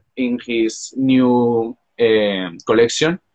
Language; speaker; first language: English; non-native, fluent; Spanish